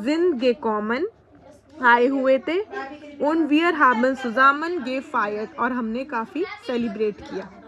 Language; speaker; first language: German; non-native, learner; Hindi